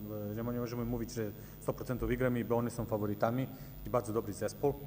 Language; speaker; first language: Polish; non-native, learner; Serbian